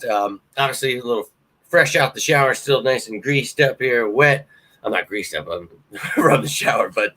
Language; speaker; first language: English; native; English